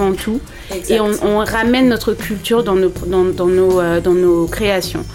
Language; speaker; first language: French; non-native, local second language; Lingala